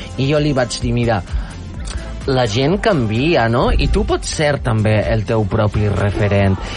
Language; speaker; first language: Catalan; non-native, local second language; Spanish